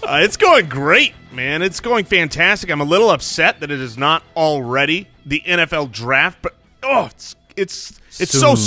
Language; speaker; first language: English; native; English